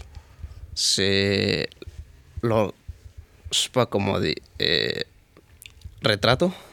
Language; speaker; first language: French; non-native, learner; Spanish